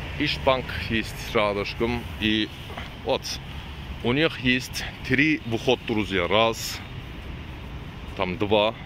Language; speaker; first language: Russian; non-native, learner; Turkish